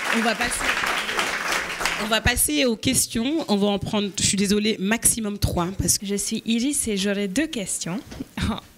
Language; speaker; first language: French; native; French